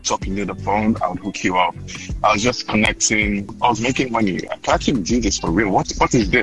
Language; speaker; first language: English; non-native, local second language; Yoruba